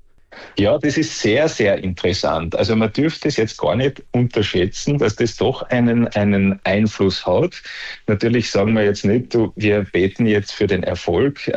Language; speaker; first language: German; native; German